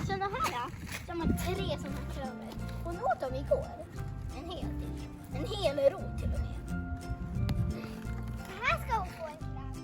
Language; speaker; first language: Swedish; early bilingual, other home language; Urdu